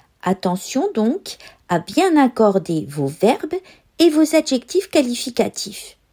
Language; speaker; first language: French; native; French